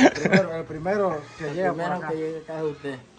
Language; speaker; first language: Spanish; native; Spanish